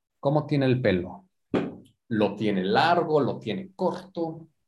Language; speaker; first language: Spanish; native; Spanish